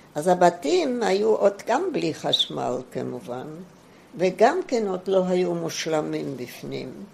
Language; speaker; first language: Hebrew; non-native, fluent; German